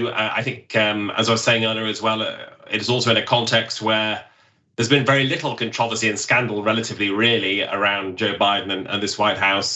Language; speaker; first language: English; native; English